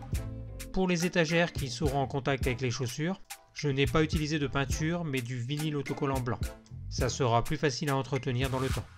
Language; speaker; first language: French; native; French